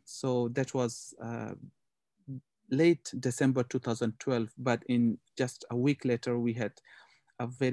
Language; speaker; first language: English; non-native, local second language; Hazaragi